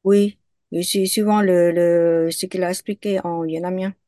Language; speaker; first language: French; non-native, fluent; Vietnamese